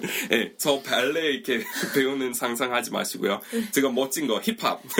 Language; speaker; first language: Korean; non-native, fluent; English